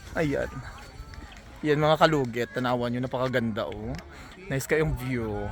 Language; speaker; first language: Filipino; non-native, local second language; Cebuano